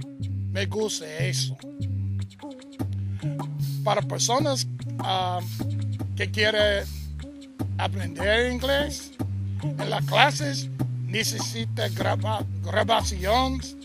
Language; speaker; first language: Spanish; non-native, learner; English